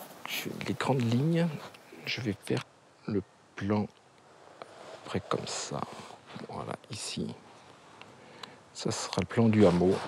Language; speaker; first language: French; native; French